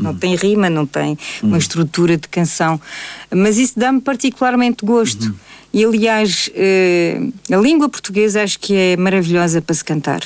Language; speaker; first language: Portuguese; native; Portuguese